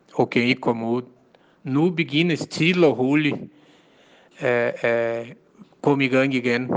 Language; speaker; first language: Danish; non-native, learner; Portuguese